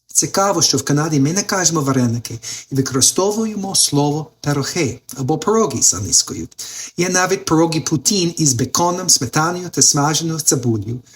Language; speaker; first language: Ukrainian; non-native, learner; English